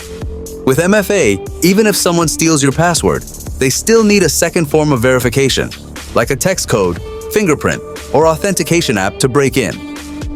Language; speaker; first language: English; native; English